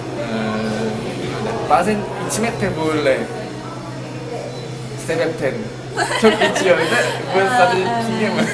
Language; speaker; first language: Turkish; non-native, learner; Korean